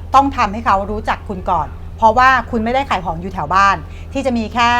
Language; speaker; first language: Thai; native; Thai